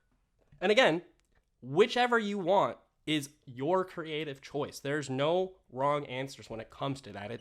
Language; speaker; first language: English; native; English